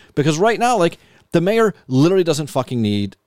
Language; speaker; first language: English; native; English